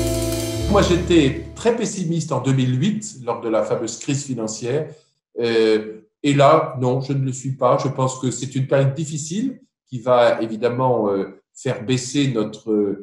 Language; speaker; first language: French; native; French